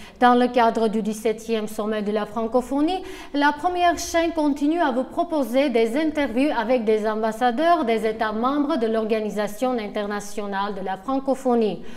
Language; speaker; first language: French; non-native, fluent; Armenian